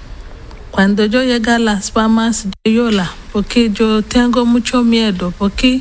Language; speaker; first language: Spanish; non-native, learner; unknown